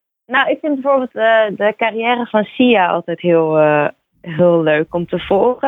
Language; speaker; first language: Dutch; native; Dutch